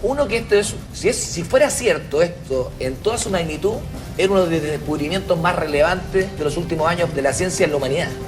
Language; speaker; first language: Spanish; native; Spanish